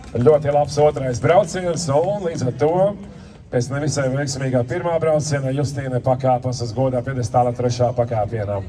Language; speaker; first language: Latvian; native; Latvian